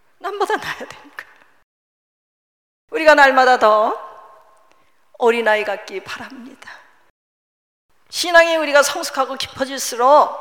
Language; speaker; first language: Korean; native; Korean